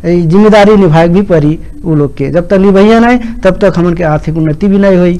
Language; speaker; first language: Bhojpuri; non-native, local second language; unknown